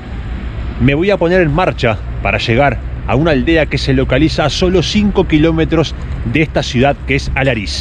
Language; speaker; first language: Spanish; native; Spanish